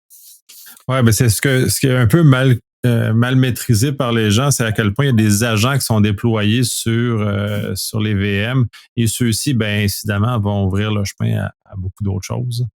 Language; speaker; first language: French; native; French